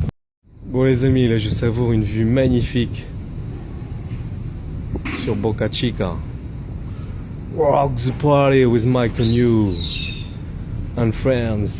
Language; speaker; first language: French; native; French